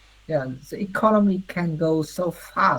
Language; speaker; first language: English; non-native, learner; Vietnamese